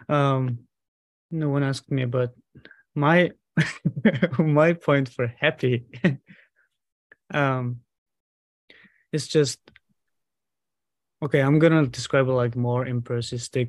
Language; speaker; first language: English; non-native, fluent; Mongolian